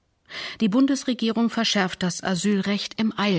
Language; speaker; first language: German; native; German